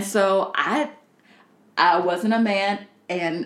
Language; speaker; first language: English; native; English